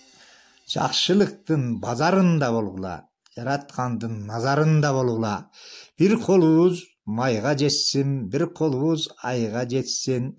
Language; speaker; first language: Kyrgyz; native; Kyrgyz